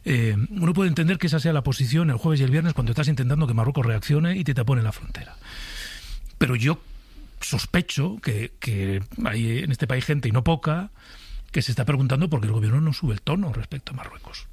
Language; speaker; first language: Spanish; native; Spanish